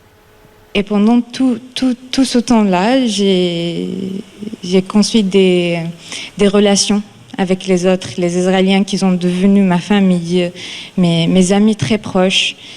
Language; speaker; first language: French; non-native, fluent; Arabic